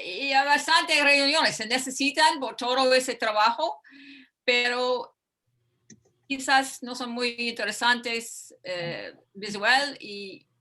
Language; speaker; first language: Spanish; non-native, fluent; English